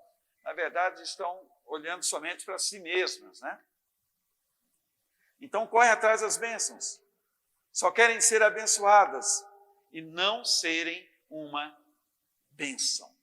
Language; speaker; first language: Portuguese; native; Portuguese